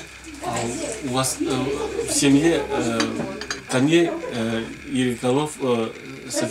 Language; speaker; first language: Russian; non-native, learner; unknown